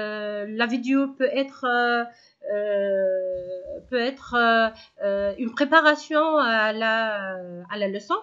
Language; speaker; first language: French; non-native, local second language; Arabic